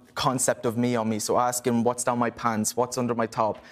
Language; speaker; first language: English; native; English